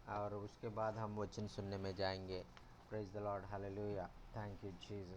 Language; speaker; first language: Hindi; non-native, local second language; Telugu